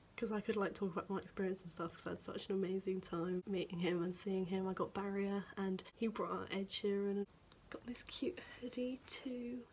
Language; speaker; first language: English; native; English